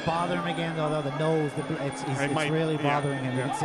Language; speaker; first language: English; native; English